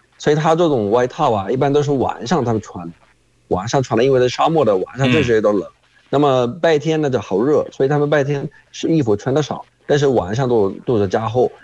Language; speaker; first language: Chinese; non-native, fluent; Arabic